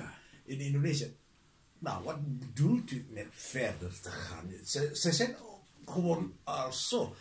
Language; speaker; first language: Dutch; non-native, learner; Indonesian